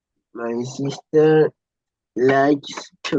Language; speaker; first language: English; non-native, learner; Spanish